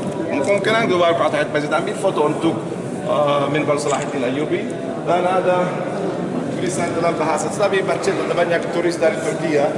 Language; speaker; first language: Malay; non-native, learner; Arabic